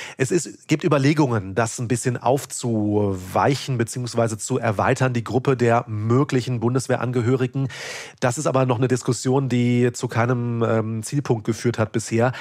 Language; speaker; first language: German; native; German